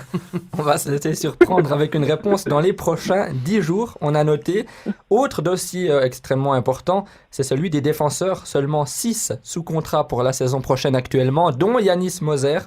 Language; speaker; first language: French; native; French